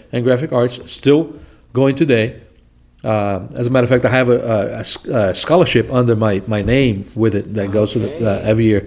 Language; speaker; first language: English; non-native, fluent; Portuguese